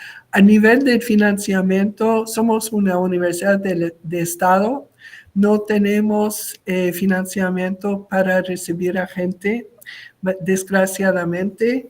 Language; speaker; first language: Spanish; non-native, local second language; French